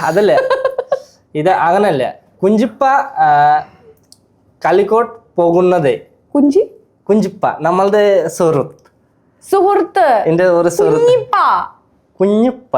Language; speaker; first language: Malayalam; non-native, local second language; Bangla